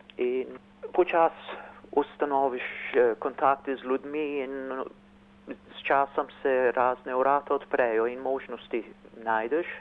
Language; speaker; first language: Slovenian; early bilingual, heritage; Slovenian